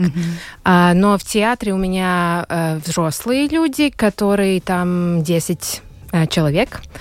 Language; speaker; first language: Russian; non-native, local second language; Latvian